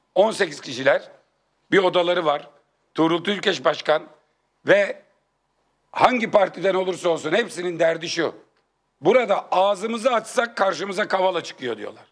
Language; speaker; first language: Turkish; native; Turkish